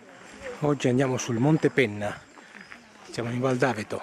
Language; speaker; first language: Italian; native; Italian